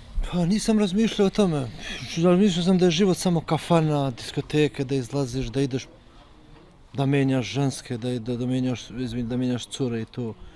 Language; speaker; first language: Serbian; non-native, local second language; Albanian